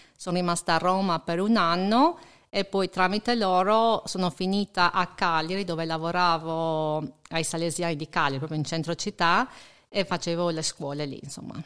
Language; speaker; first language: Italian; non-native, fluent; Albanian